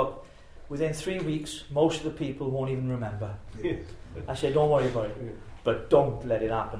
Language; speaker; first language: English; native; English